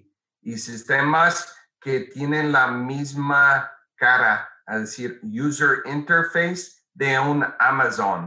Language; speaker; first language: Spanish; non-native, fluent; English